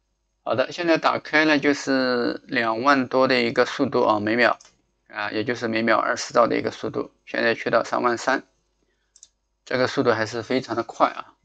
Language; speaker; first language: Chinese; native; Chinese